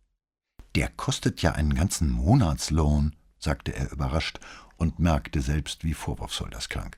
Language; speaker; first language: German; native; German